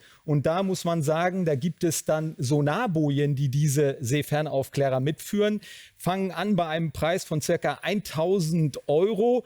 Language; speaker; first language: German; native; German